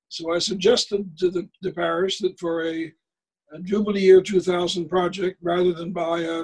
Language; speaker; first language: English; native; English